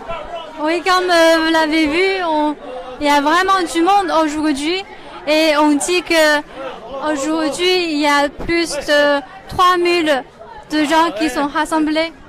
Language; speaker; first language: French; non-native, fluent; Chinese